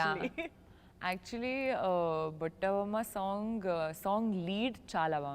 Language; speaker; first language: Telugu; non-native, learner; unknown